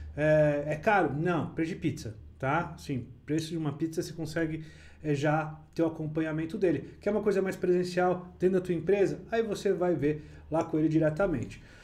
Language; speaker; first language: Portuguese; native; Portuguese